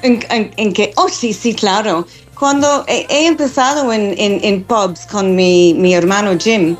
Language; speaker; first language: Spanish; non-native, fluent; English